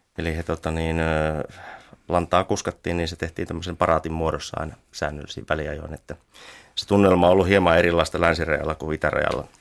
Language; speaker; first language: Finnish; native; Finnish